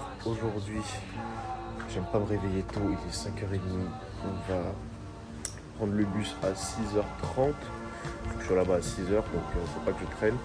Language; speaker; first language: French; native; French